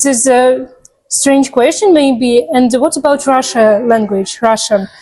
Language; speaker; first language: English; non-native, fluent; Russian